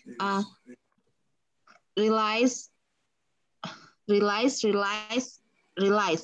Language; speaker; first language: English; non-native, learner; Indonesian